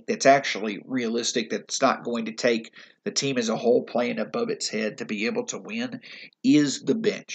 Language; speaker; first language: English; native; English